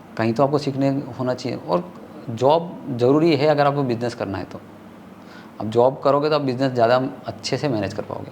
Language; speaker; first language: Hindi; non-native, local second language; Tamil